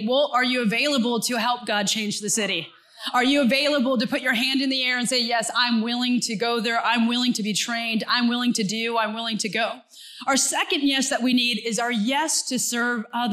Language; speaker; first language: English; native; English